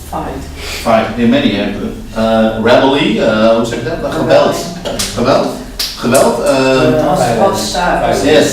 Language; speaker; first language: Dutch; non-native, learner; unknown